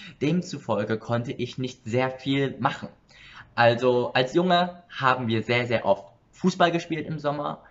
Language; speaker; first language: German; early bilingual, other home language; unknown